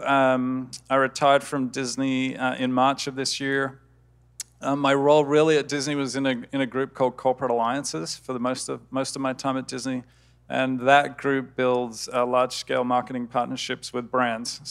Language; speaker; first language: English; native; English